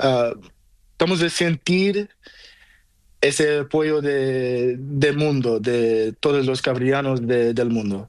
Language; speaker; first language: Spanish; non-native, learner; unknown